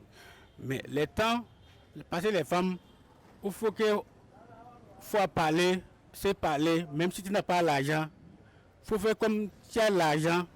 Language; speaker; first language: French; non-native, local second language; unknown